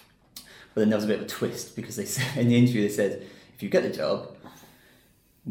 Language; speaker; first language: English; native; English